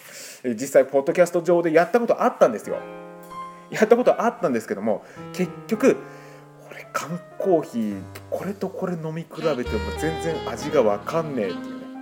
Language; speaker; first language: Japanese; native; Japanese